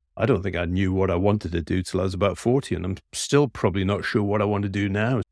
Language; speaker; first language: English; native; English